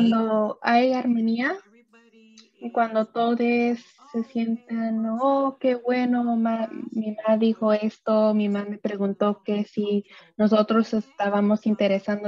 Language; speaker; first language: Spanish; early bilingual, other home language; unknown